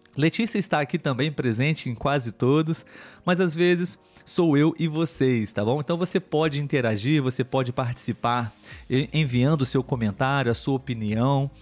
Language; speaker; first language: Portuguese; native; Portuguese